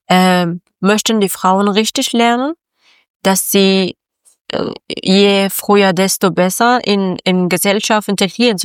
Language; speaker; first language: German; non-native, learner; Persian